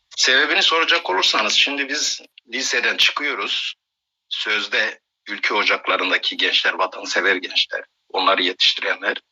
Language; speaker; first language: Turkish; non-native, local second language; Kurdish